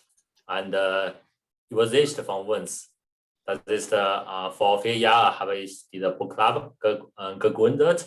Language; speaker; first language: German; non-native, learner; Chinese